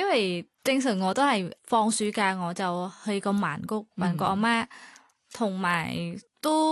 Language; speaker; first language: Cantonese; non-native, fluent; Thai